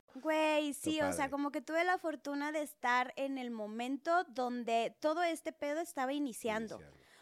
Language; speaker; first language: Spanish; native; Spanish